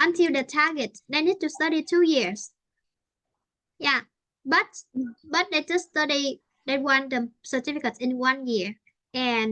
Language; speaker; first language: English; non-native, fluent; Vietnamese